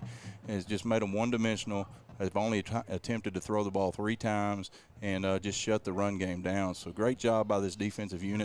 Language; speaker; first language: English; native; English